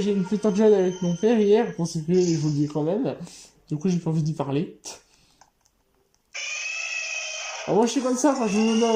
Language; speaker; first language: French; native; French